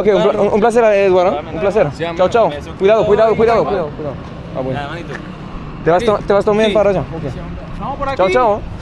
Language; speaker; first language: Spanish; non-native, learner; French